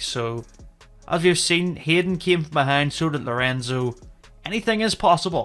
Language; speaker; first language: English; native; English